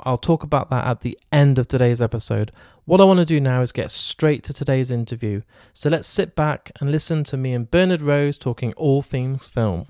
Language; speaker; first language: English; native; English